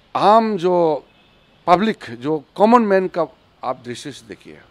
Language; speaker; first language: Hindi; native; Hindi